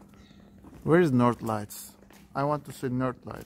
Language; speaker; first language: English; non-native, learner; Turkish